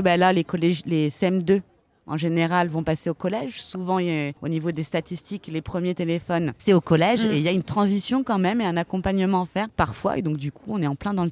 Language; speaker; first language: French; native; French